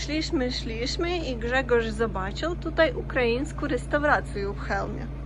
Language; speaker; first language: Polish; non-native, learner; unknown